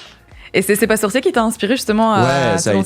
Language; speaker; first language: French; native; French